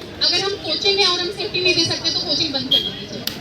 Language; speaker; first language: Hindi; native; Hindi